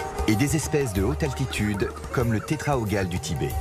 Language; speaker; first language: French; native; French